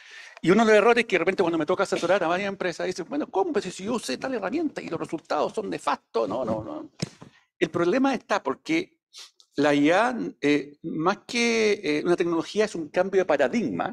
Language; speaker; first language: Spanish; native; Spanish